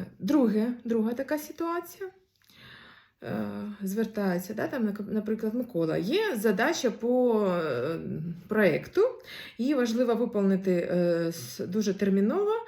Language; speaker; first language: Ukrainian; non-native, local second language; Russian